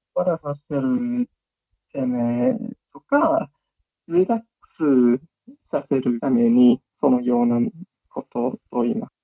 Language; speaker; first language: Japanese; non-native, learner; English